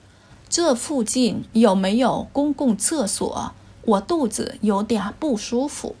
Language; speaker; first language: Chinese; non-native, fluent; Vietnamese